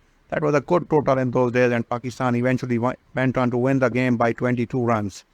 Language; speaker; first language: English; non-native, local second language; Urdu